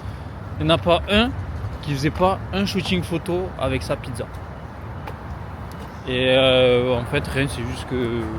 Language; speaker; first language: French; native; French